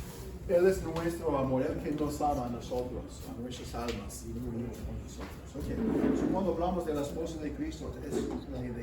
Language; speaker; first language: Spanish; non-native, fluent; English